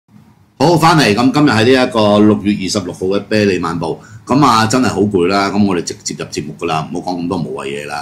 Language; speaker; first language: Cantonese; native; Cantonese